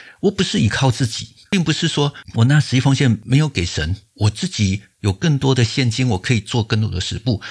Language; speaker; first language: Chinese; native; Chinese